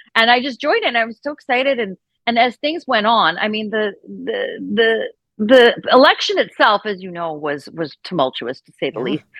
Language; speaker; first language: English; native; English